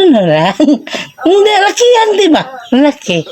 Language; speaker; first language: Filipino; non-native, local second language; Cebuano